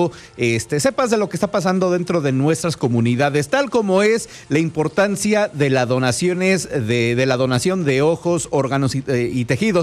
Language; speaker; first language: Spanish; native; Spanish